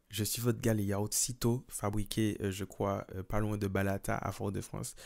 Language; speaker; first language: French; native; French